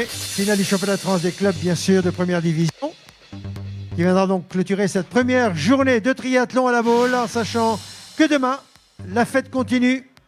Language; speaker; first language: French; native; French